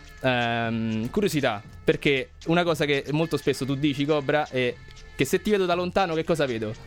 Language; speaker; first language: Italian; native; Italian